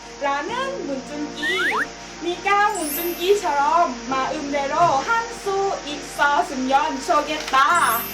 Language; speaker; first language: Korean; non-native, learner; Thai